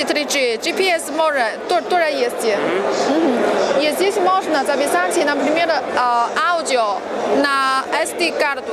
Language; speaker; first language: Russian; non-native, learner; Chinese